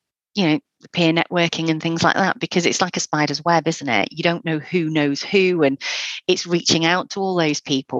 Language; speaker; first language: English; native; English